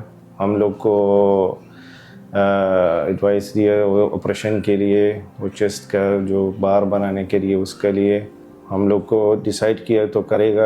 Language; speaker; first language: Hindi; non-native, learner; Arabic